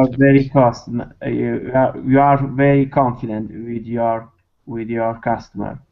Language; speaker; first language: English; non-native, learner; Italian